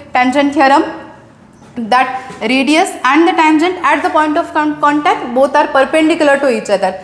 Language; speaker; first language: English; non-native, local second language; Marathi